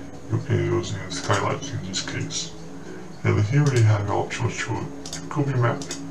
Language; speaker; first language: English; non-native, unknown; Portuguese